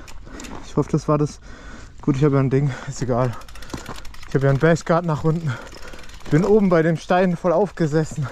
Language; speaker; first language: German; native; German